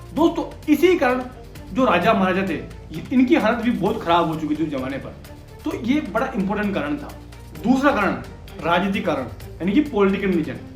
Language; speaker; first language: Hindi; non-native, local second language; Bangla